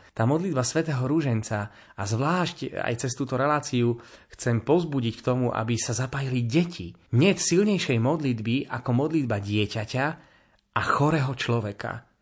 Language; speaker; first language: Slovak; native; Slovak